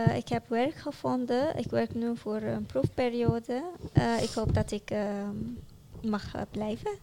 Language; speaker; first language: Dutch; non-native, learner; Arabic